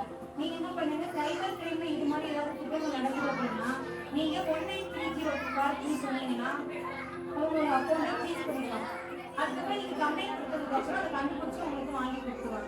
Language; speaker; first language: Tamil; native; Tamil